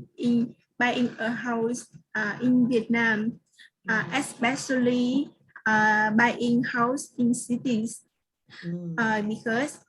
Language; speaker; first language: English; non-native, learner; Vietnamese